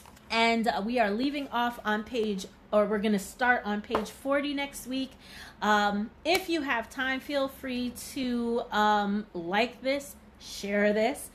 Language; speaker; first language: English; native; English